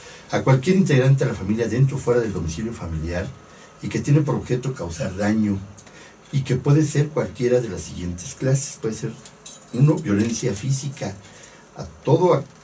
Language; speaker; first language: Spanish; native; Spanish